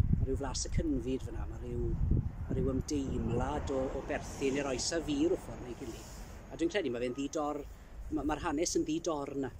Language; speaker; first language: Welsh; early bilingual, heritage; Welsh